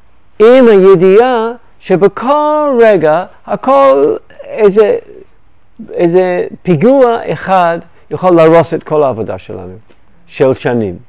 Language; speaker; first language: Hebrew; non-native, fluent; English